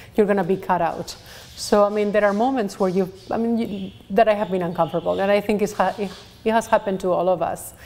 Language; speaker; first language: English; non-native, fluent; Spanish